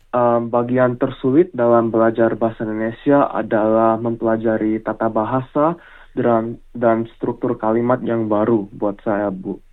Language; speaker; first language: Indonesian; early bilingual, heritage; English